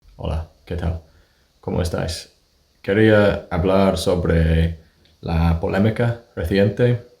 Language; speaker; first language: Spanish; non-native, fluent; English